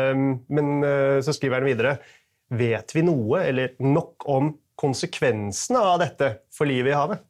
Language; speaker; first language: Norwegian; native; Norwegian